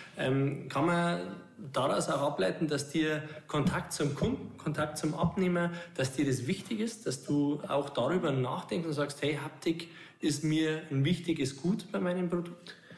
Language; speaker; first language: German; native; German